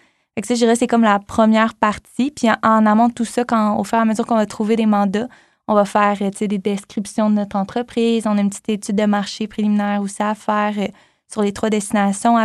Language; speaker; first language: French; native; French